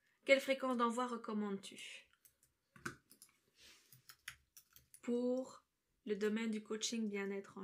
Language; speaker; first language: French; native; French